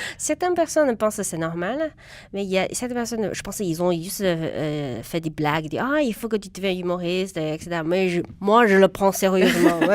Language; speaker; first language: French; non-native, fluent; Chinese